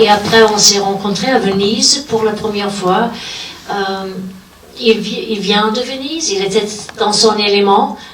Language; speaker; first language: French; non-native, fluent; German